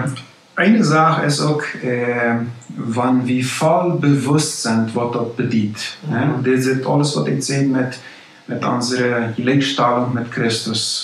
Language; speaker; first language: German; non-native, local second language; Plautdietsch